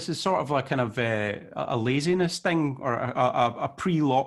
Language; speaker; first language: English; native; English